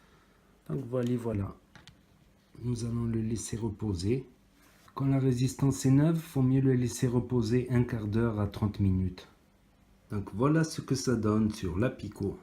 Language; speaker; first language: French; native; French